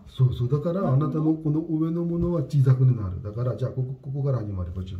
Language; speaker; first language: Japanese; non-native, learner; Hindi